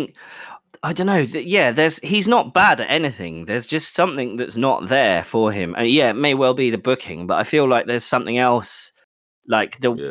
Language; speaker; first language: English; native; English